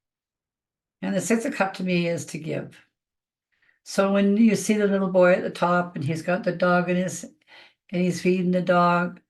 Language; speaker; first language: English; native; English